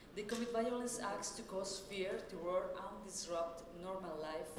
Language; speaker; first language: English; non-native, fluent; Spanish